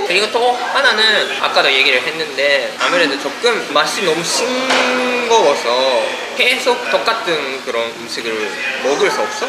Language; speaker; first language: Korean; non-native, fluent; Japanese